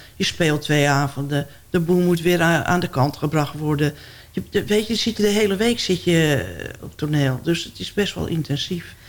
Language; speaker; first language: Dutch; native; Dutch